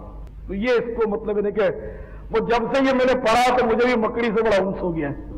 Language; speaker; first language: Urdu; native; Urdu